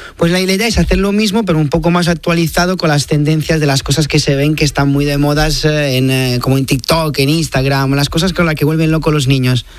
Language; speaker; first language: Spanish; non-native, fluent; Italian